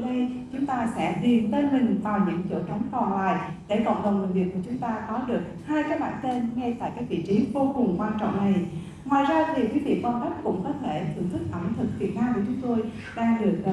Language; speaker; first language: Vietnamese; native; Vietnamese